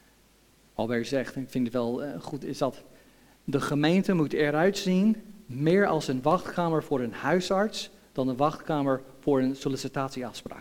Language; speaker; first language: Dutch; non-native, fluent; English